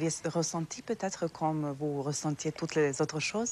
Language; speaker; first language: French; non-native, fluent; Serbian